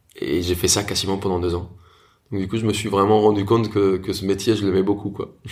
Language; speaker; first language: French; non-native, fluent; Spanish